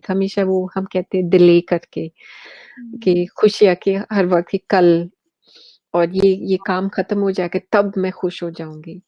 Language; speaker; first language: Hindi; early bilingual, heritage; English